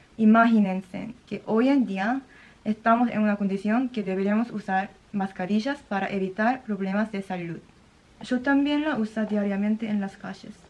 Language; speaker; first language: Spanish; non-native, fluent; Korean